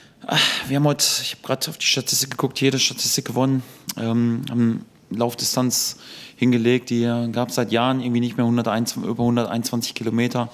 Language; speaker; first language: German; native; German